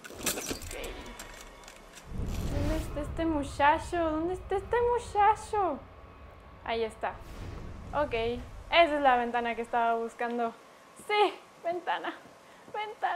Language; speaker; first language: Spanish; native; Spanish